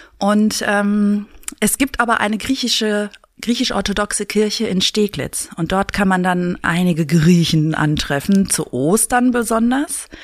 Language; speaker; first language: German; early bilingual, other home language; Greek